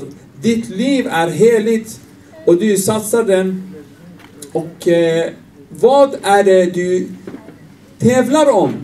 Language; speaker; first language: Swedish; non-native, fluent; Arabic